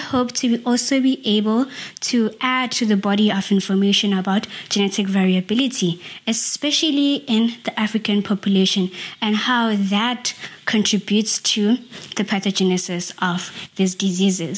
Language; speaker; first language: English; non-native, local second language; Xhosa